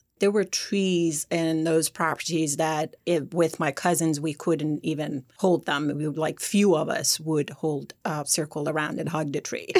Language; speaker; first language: English; non-native, fluent; Persian